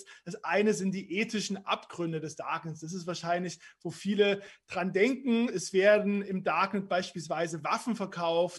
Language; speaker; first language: German; native; German